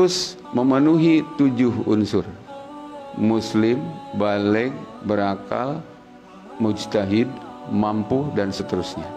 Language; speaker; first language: Indonesian; non-native, local second language; Sundanese